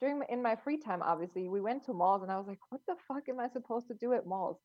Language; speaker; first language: English; non-native, fluent; German